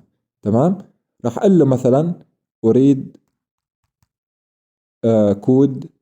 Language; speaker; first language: Arabic; native; Arabic